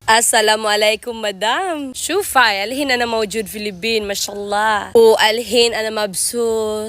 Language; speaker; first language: Arabic; non-native, learner; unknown